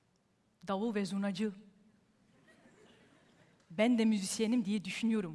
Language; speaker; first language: Turkish; early bilingual, heritage; Turkish